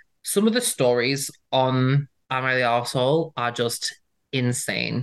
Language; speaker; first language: English; native; English